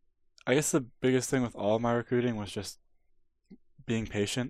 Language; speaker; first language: English; native; English